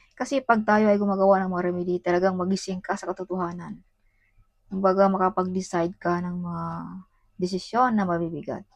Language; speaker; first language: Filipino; non-native, local second language; Cebuano